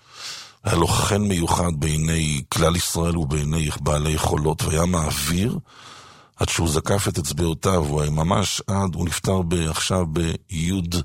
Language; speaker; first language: Hebrew; native; Hebrew